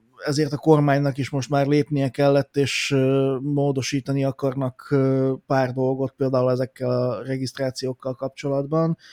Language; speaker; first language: Hungarian; native; Hungarian